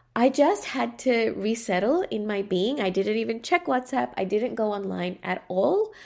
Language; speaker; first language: English; native; English